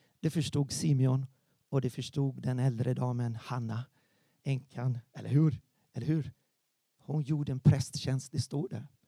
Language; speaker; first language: Swedish; non-native, fluent; Portuguese